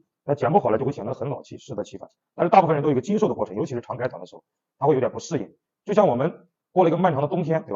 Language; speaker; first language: Chinese; native; Chinese